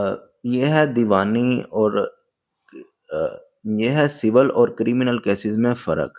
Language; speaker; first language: Urdu; native; Urdu